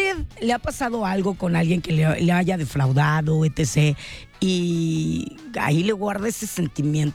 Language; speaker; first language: Spanish; native; Spanish